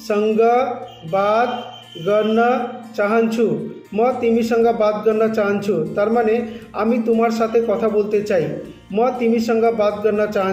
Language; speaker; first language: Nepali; non-native, learner; Bangla